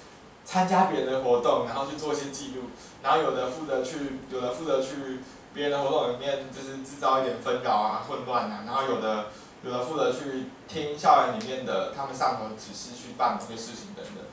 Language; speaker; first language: Chinese; native; Chinese